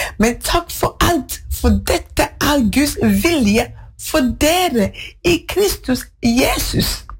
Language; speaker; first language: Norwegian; non-native, fluent; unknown